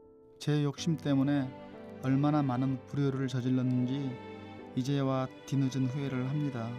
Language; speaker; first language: Korean; native; Korean